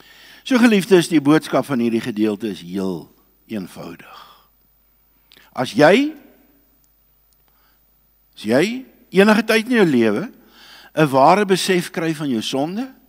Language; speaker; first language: Afrikaans; native; Afrikaans